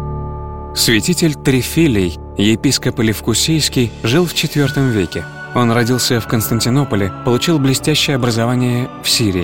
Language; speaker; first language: Russian; native; Russian